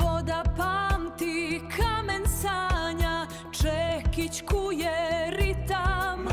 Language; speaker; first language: Serbian; native; Serbian